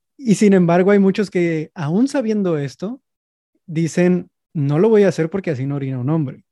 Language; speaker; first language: Spanish; native; Spanish